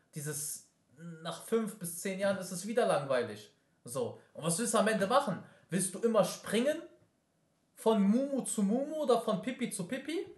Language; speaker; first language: German; early bilingual, other home language; Arabic